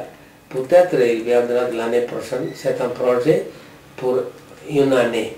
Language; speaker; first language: French; non-native, learner; Tamil